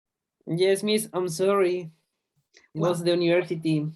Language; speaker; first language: English; non-native, learner; Spanish